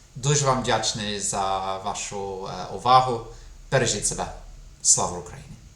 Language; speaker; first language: Ukrainian; non-native, fluent; English